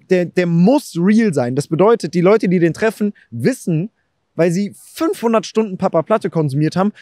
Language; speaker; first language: German; native; German